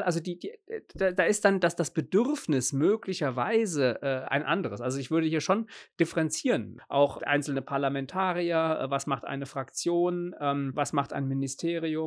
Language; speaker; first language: German; native; German